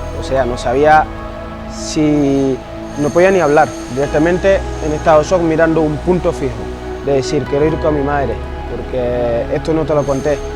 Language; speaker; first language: Spanish; non-native, fluent; Wolof